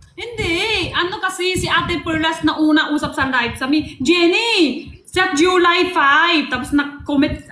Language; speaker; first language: Filipino; non-native, local second language; Cebuano